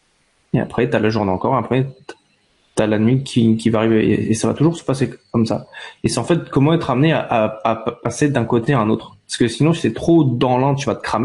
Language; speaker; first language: French; native; French